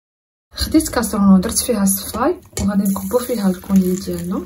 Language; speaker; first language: Arabic; native; Arabic